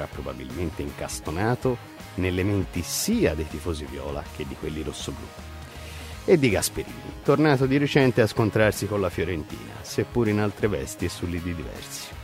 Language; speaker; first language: Italian; native; Italian